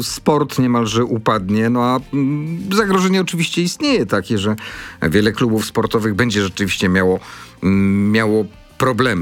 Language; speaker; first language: Polish; native; Polish